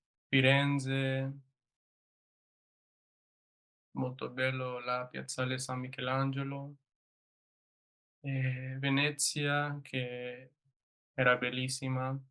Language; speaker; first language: Italian; non-native, learner; English